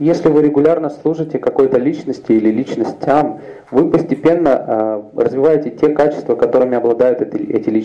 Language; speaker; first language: Russian; native; Russian